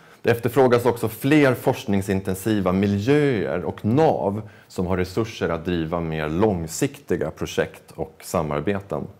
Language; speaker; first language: Swedish; native; Swedish